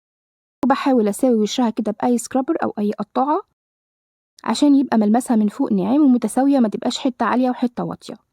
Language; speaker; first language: Arabic; native; Arabic